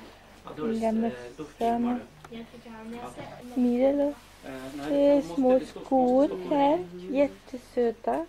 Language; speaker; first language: Swedish; non-native, learner; Spanish